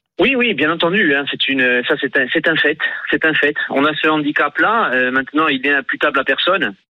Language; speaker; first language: French; native; French